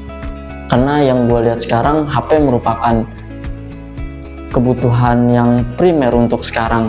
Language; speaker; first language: Indonesian; native; Indonesian